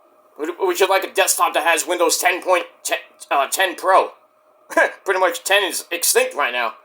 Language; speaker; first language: English; native; English